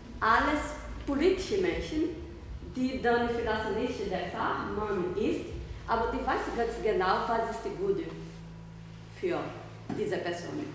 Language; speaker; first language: German; non-native, learner; Portuguese